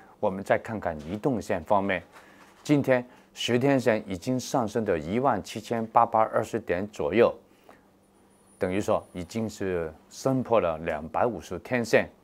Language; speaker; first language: Chinese; non-native, local second language; Cantonese